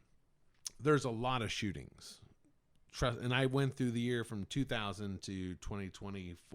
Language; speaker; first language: English; native; English